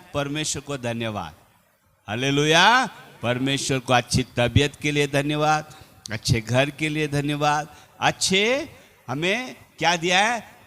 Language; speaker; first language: Hindi; non-native, local second language; Telugu